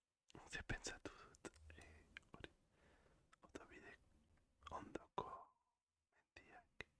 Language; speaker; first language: Basque; non-native, learner; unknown